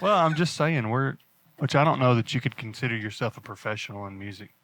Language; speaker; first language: English; native; English